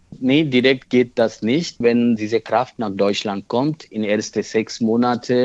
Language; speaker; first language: German; non-native, fluent; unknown